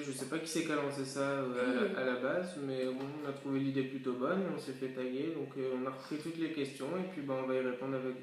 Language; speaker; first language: French; native; French